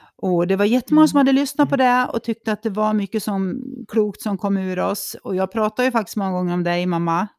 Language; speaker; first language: Swedish; native; Swedish